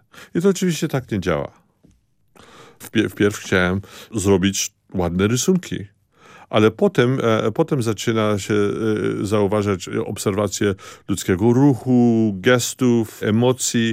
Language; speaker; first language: Polish; early bilingual, heritage; Polish